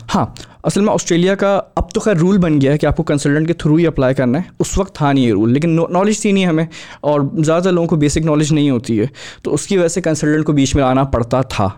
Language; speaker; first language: Urdu; native; Urdu